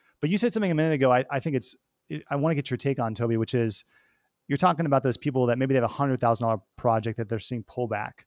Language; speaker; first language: English; native; English